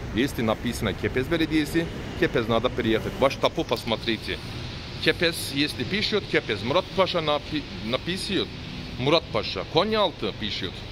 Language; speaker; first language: Russian; non-native, learner; Turkish